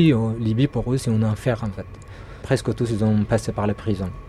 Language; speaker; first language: French; non-native, fluent; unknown